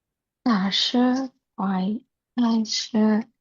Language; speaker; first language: Chinese; non-native, learner; Indonesian